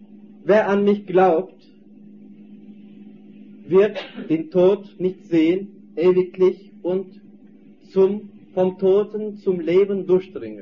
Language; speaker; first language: German; non-native, fluent; Turkish